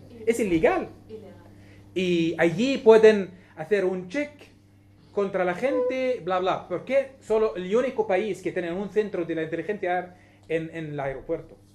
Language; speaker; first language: Spanish; non-native, learner; Arabic